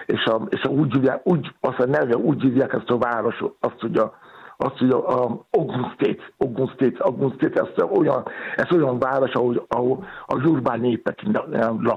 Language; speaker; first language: Hungarian; non-native, learner; Yoruba